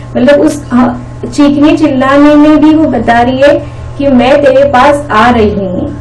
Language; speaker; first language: Hindi; non-native, local second language; Marathi